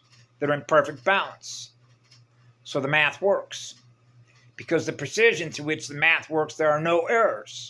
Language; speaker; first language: English; native; English